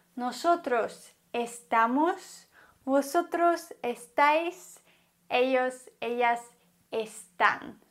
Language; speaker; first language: Spanish; non-native, fluent; German